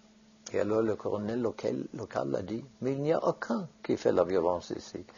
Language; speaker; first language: French; non-native, fluent; Norwegian